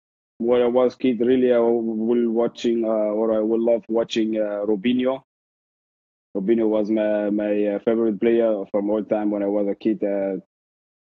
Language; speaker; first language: English; non-native, fluent; Arabic